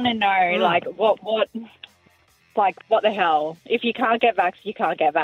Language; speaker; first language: English; native; English